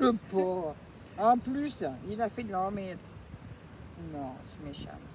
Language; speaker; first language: French; native; French